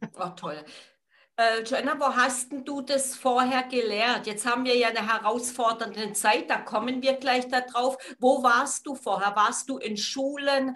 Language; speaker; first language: German; native; German